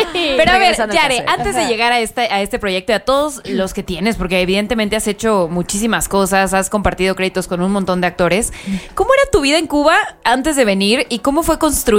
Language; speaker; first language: Spanish; native; Spanish